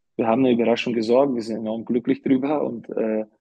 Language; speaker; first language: German; non-native, fluent; Slovak